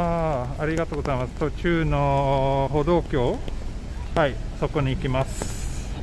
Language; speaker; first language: Japanese; non-native, fluent; Swedish